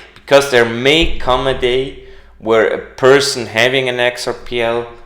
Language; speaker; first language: English; non-native, fluent; German